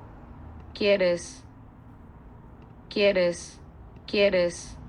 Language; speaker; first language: Spanish; non-native, learner; English